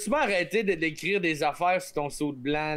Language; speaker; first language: French; native; French